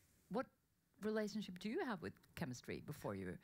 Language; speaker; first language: English; non-native, fluent; Norwegian